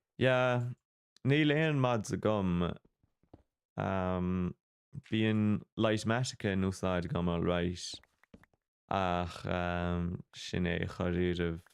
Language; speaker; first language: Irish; non-native, local second language; English